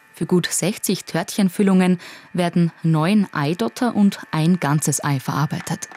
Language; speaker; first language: German; native; German